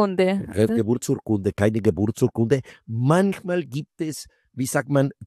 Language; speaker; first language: German; non-native, fluent; Spanish